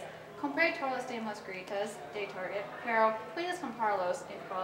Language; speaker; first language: Spanish; non-native, learner; English